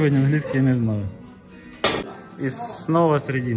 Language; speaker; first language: Russian; native; Russian